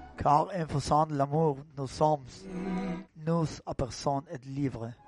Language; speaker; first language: French; non-native, learner; Spanish